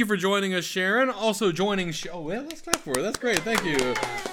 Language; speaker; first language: English; native; English